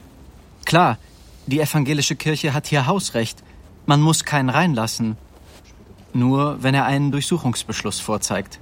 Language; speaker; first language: German; native; German